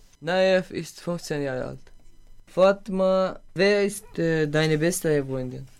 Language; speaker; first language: German; non-native, learner; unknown